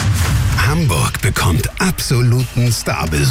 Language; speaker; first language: German; native; German